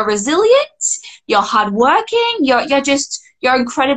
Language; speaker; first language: English; native; English